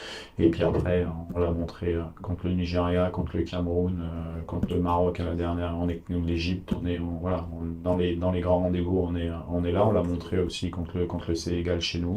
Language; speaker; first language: French; native; French